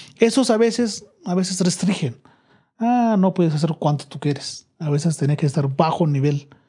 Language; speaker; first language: Spanish; non-native, learner; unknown